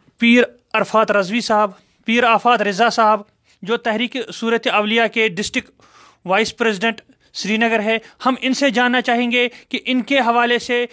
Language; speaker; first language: Hindi; non-native, local second language; Kashmiri